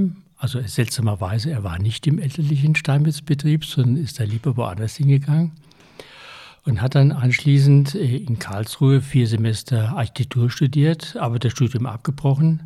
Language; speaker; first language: German; native; German